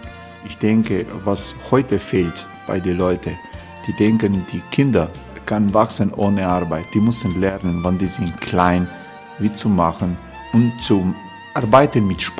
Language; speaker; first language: German; non-native, fluent; Croatian